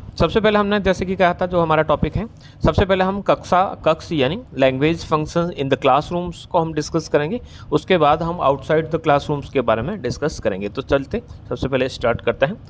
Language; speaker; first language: Hindi; native; Hindi